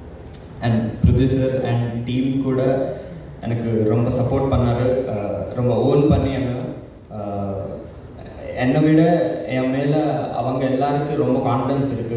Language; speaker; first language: Tamil; non-native, learner; Malayalam